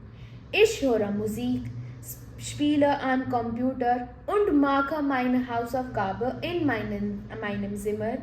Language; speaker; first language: German; non-native, fluent; Hindi